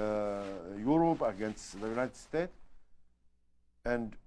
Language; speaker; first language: English; non-native, learner; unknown